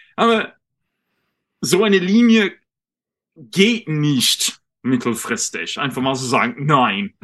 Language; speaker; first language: German; non-native, fluent; English